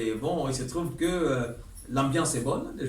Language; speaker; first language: French; native; French